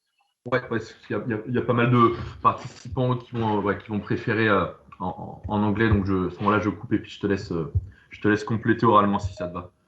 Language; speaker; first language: French; native; French